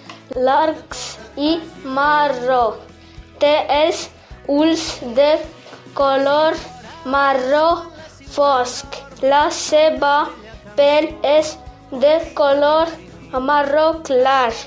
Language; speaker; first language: Catalan; non-native, learner; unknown